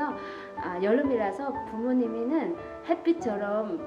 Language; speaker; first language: Korean; non-native, learner; Vietnamese